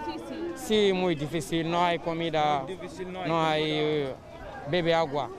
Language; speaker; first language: Portuguese; non-native, learner; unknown